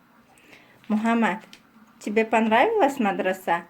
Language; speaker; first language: Russian; non-native, local second language; Tajik